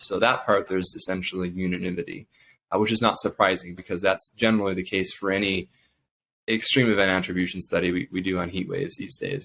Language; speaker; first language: English; native; English